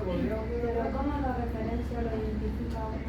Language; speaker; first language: Spanish; native; Spanish